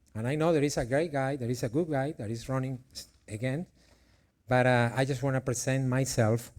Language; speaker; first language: English; non-native, fluent; Spanish